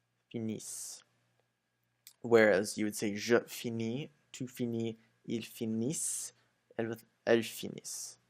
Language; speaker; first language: French; non-native, fluent; English